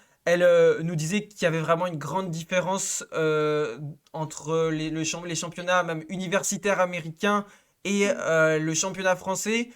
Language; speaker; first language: French; native; French